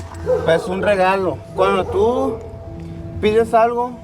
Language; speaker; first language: Spanish; native; Spanish